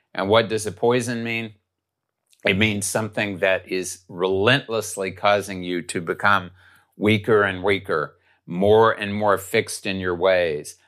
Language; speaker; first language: English; native; English